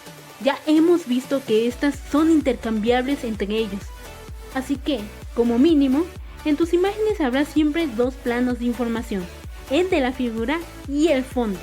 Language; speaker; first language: Spanish; native; Spanish